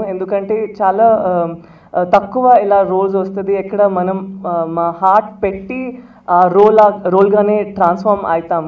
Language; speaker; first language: Telugu; non-native, fluent; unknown